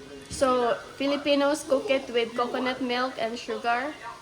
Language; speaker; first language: English; non-native, local second language; Cebuano